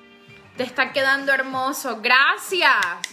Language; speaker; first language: Spanish; native; Spanish